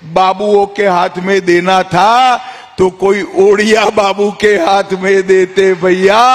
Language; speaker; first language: Hindi; non-native, local second language; Gujarati